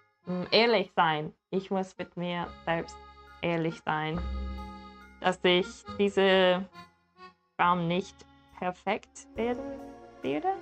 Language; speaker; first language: German; non-native, learner; English